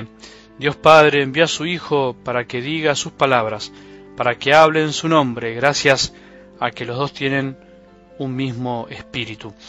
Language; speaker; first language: Spanish; native; Spanish